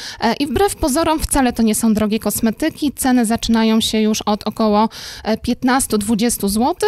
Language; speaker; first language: Polish; native; Polish